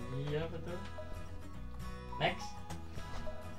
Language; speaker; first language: Indonesian; native; Indonesian